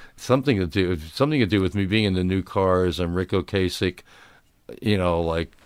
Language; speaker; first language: English; native; English